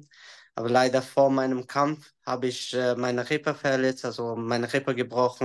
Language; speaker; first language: German; non-native, learner; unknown